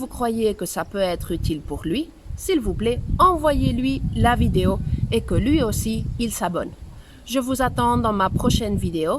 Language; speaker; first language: French; non-native, fluent; Spanish